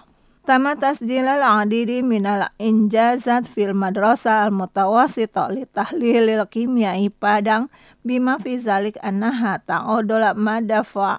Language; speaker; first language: Arabic; non-native, fluent; Indonesian